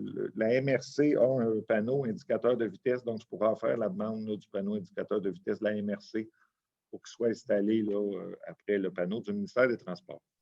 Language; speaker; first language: French; native; French